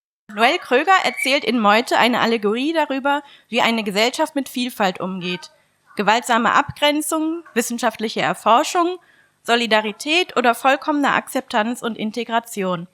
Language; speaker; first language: German; native; German